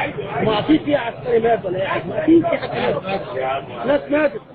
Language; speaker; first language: Arabic; native; Arabic